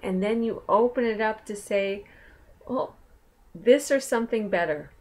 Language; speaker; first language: English; native; English